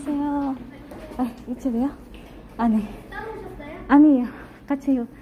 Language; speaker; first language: Korean; non-native, fluent; Filipino